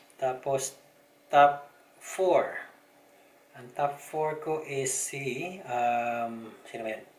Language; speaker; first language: Filipino; non-native, local second language; Cebuano